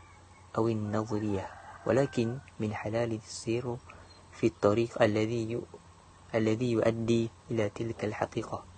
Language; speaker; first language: Arabic; non-native, learner; Malay